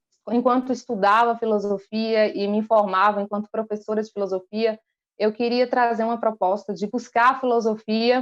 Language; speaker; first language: Portuguese; native; Portuguese